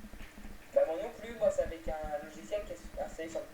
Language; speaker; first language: French; native; French